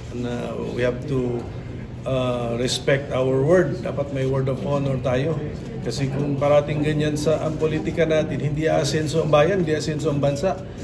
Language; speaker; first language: Filipino; native; Filipino